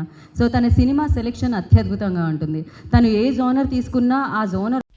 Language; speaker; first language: Telugu; native; Telugu